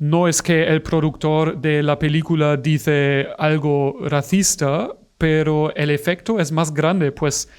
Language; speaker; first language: Spanish; non-native, fluent; German